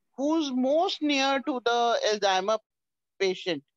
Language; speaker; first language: English; non-native, local second language; Hindi